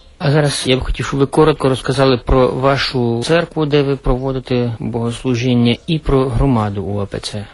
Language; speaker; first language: Ukrainian; native; Ukrainian